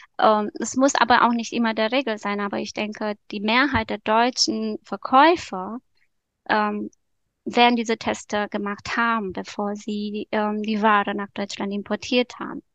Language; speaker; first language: German; non-native, fluent; Romanian